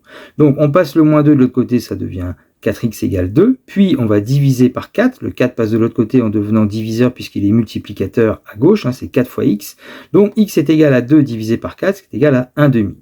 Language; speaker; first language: French; native; French